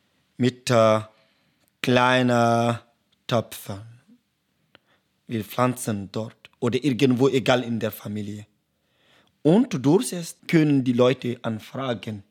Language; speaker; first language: German; non-native, learner; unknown